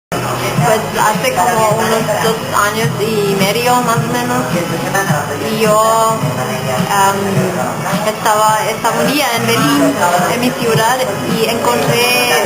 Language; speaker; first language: Spanish; non-native, fluent; German